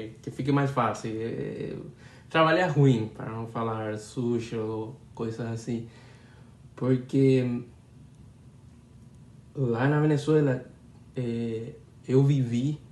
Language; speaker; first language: Portuguese; non-native, learner; Spanish